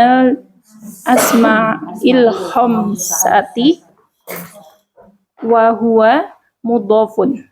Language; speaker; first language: Arabic; non-native, learner; Indonesian